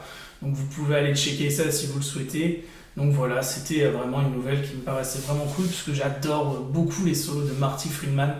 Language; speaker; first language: French; native; French